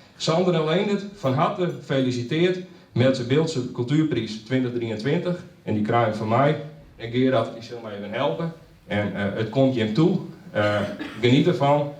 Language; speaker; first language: Dutch; non-native, local second language; Western Frisian